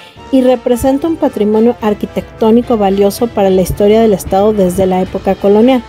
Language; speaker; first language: Spanish; native; Spanish